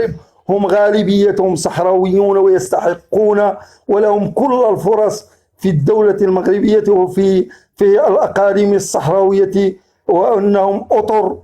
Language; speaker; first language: Arabic; native; Arabic